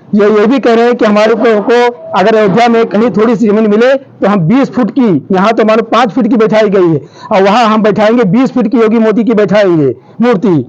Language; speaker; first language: Hindi; native; Hindi